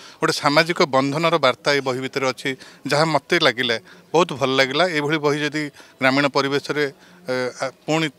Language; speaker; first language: Odia; native; Odia